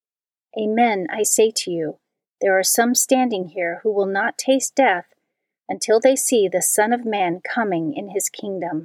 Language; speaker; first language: English; native; English